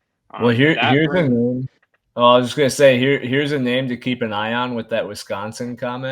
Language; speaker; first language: English; native; English